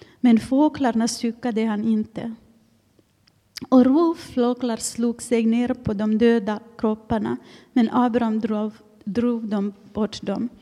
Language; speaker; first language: Swedish; non-native, fluent; Finnish